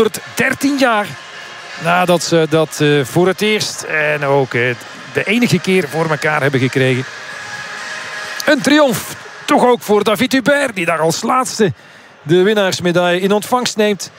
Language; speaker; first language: Dutch; native; Dutch